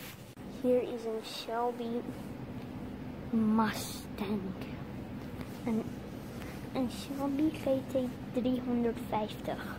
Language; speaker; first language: Dutch; non-native, learner; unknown